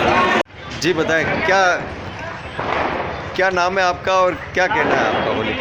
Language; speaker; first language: Hindi; native; Hindi